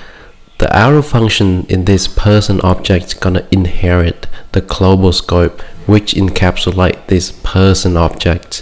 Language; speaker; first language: English; non-native, fluent; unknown